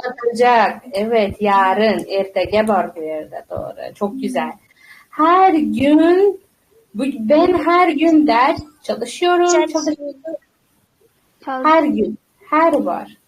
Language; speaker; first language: Turkish; non-native, fluent; Uzbek